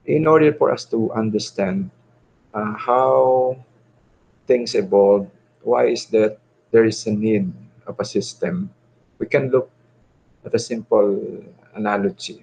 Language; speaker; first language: English; non-native, local second language; Filipino